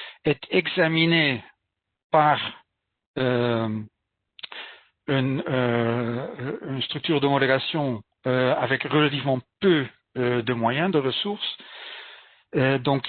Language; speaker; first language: French; non-native, fluent; Dutch